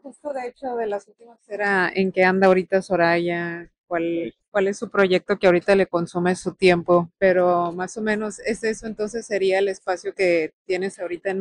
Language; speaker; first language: Spanish; native; Spanish